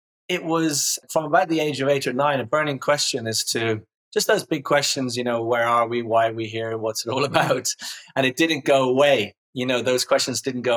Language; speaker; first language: English; native; English